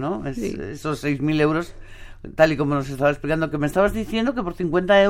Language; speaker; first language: Spanish; native; Spanish